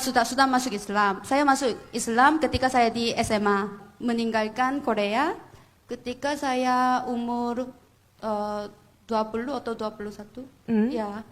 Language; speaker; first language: Indonesian; non-native, fluent; Korean